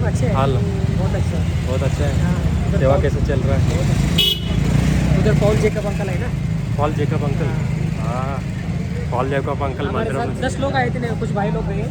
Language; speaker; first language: Hindi; non-native, fluent; Telugu